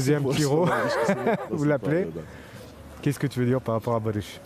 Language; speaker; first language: French; non-native, fluent; Turkish